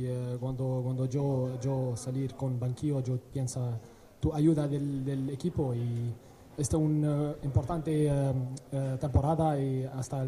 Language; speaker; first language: Spanish; non-native, learner; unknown